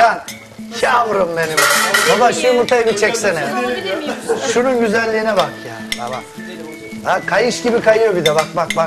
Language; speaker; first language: Turkish; native; Turkish